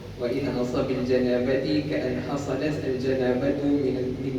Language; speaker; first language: Arabic; non-native, learner; Malay